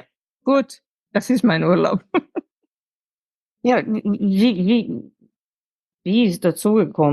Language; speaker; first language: German; non-native, fluent; Slovenian